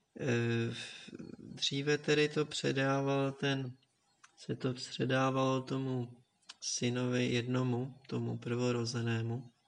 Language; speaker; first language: Czech; native; Czech